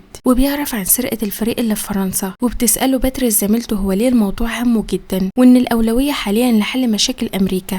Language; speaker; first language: Arabic; native; Arabic